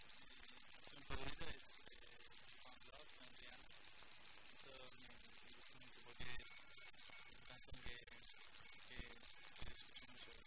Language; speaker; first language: Spanish; non-native, fluent; Portuguese